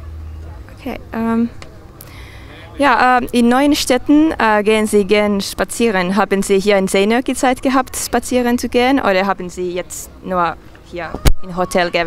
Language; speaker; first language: German; non-native, fluent; Finnish